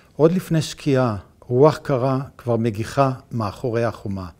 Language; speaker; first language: Hebrew; native; Hebrew